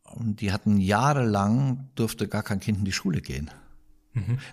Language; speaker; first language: German; native; German